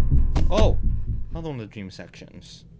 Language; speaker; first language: English; native; English